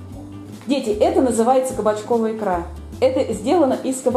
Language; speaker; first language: Russian; native; Russian